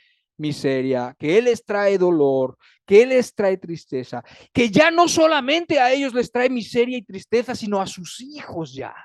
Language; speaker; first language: Spanish; native; Spanish